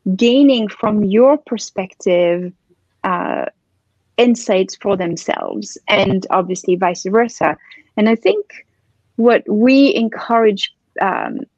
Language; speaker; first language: English; non-native, fluent; French